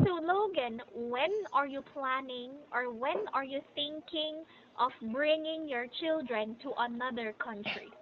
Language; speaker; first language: English; non-native, fluent; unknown